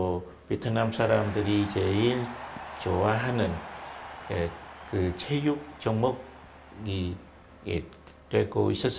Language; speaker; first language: Korean; non-native, fluent; Vietnamese